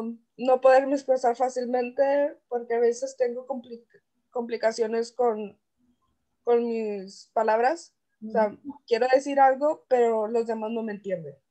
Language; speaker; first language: Spanish; native; Spanish